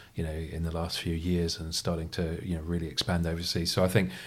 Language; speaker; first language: English; native; English